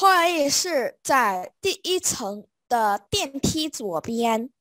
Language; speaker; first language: Chinese; non-native, fluent; Vietnamese